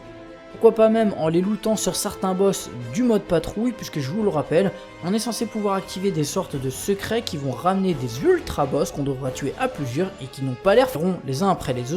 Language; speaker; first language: French; native; French